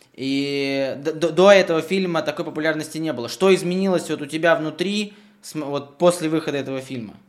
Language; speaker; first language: Russian; native; Russian